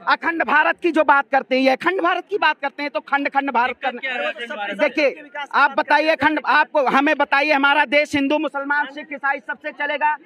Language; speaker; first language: Hindi; native; Hindi